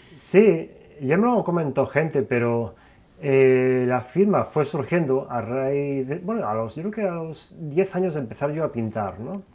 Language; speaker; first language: Spanish; native; Spanish